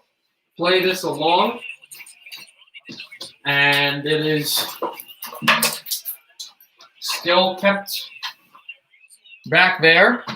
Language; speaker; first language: English; native; English